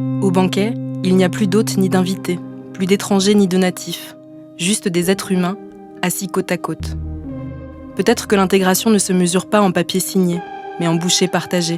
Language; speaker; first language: French; native; French